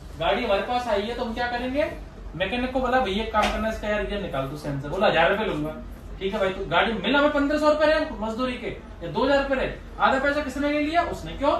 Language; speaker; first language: Hindi; native; Hindi